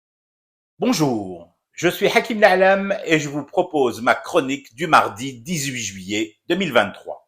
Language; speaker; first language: French; non-native, local second language; Arabic